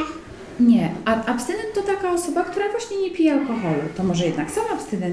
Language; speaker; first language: Polish; native; Polish